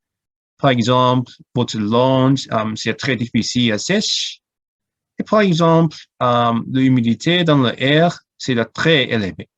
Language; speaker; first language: French; non-native, learner; Cantonese